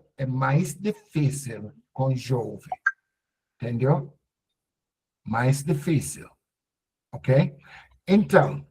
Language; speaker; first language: Portuguese; non-native, learner; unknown